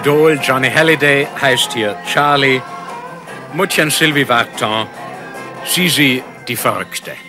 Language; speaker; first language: German; native; German